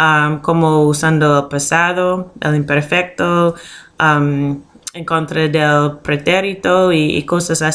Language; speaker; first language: Spanish; non-native, learner; English